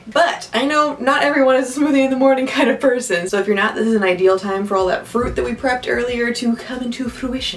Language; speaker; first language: English; native; English